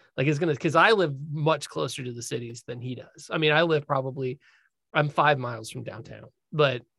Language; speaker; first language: English; native; English